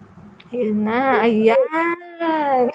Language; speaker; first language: Filipino; native; Filipino